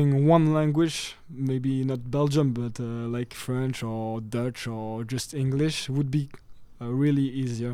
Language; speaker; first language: English; non-native, fluent; French